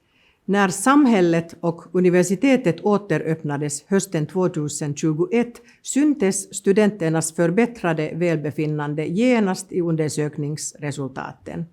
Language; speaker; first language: Swedish; non-native, local second language; Finnish